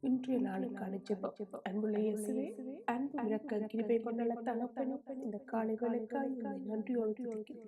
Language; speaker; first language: Tamil; native; Tamil